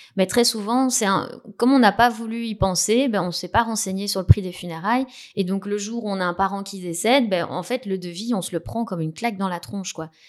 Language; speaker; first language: French; native; French